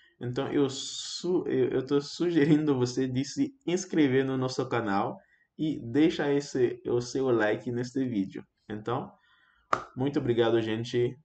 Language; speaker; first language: Portuguese; non-native, fluent; Haitian Creole